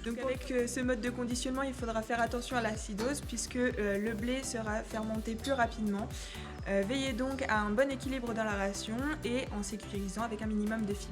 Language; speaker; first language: French; native; French